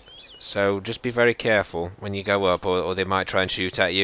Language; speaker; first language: English; native; English